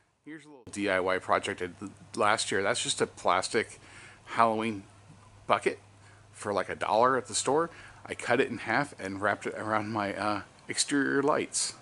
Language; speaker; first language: English; native; English